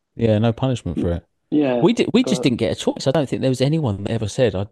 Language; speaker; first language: English; native; English